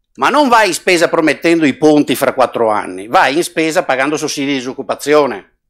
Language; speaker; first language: Italian; non-native, local second language; Venetian